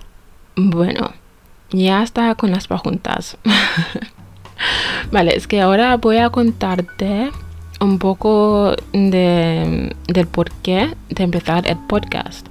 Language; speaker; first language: Spanish; non-native, fluent; English